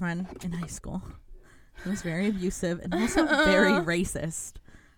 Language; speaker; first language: English; early bilingual, other home language; Spanish